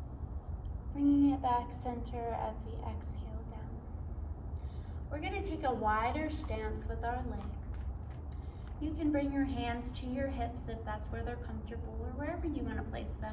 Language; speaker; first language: English; native; English